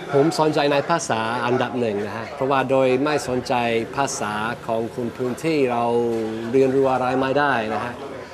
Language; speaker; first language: Thai; non-native, fluent; English